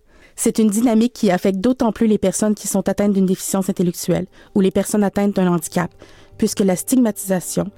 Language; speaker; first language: French; native; French